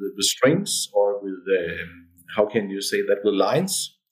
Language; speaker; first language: English; non-native, fluent; Danish